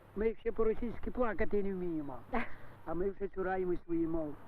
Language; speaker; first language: Ukrainian; native; Ukrainian